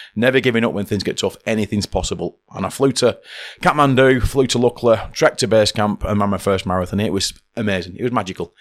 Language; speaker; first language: English; native; English